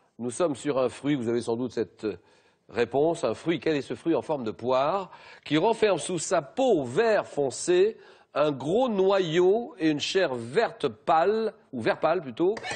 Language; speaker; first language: French; native; French